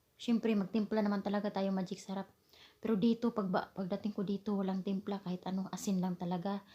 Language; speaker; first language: Filipino; non-native, local second language; Cebuano